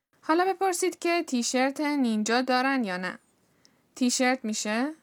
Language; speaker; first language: Persian; native; Persian